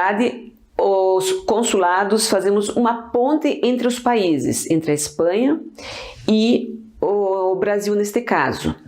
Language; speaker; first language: Portuguese; early bilingual, other home language; Spanish